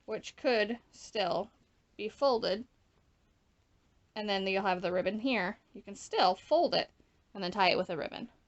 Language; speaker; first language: English; native; English